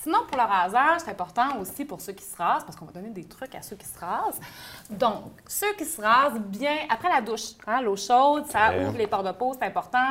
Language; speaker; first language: French; native; French